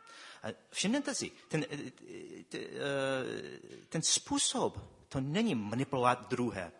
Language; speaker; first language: Czech; non-native, fluent; English